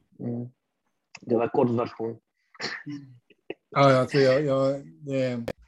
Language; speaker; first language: Swedish; early bilingual, other home language; Arabic